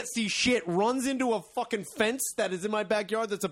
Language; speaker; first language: English; native; English